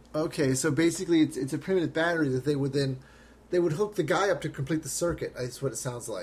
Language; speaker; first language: English; native; English